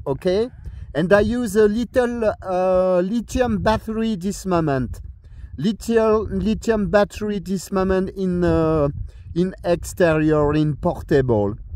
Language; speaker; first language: English; non-native, learner; French